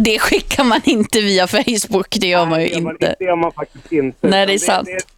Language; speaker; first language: Swedish; native; Swedish